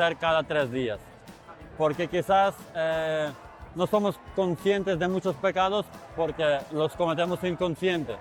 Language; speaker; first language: Spanish; non-native, fluent; Ukrainian